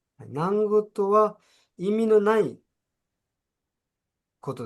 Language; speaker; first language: Japanese; non-native, fluent; Nepali